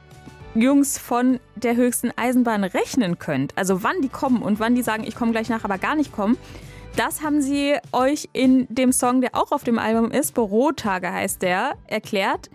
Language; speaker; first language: German; native; German